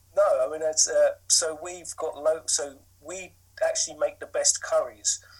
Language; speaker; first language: English; native; English